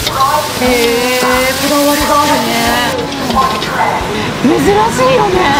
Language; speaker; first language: Japanese; native; Japanese